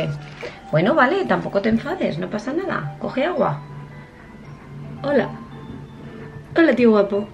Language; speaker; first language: Spanish; native; Spanish